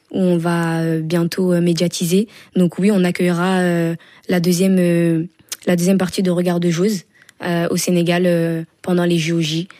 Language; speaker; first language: French; early bilingual, other home language; Wolof